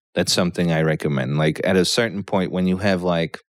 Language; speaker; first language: English; early bilingual, other home language; Polish